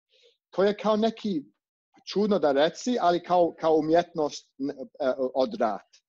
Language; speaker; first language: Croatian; non-native, learner; English